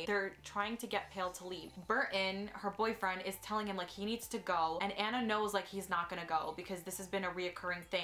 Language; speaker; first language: English; native; English